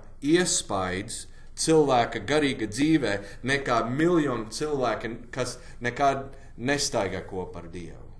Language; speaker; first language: Latvian; non-native, learner; English